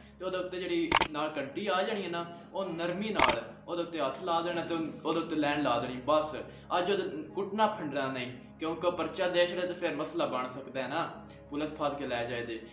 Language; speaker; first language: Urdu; non-native, local second language; Punjabi